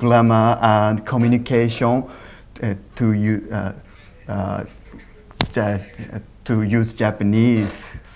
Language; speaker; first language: English; non-native, learner; Japanese